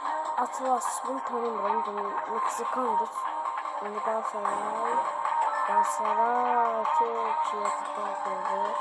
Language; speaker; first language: Turkish; non-native, learner; Azerbaijani